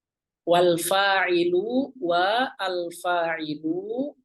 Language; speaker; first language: Arabic; non-native, fluent; Indonesian